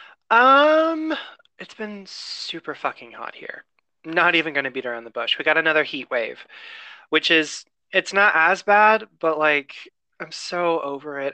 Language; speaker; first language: English; native; English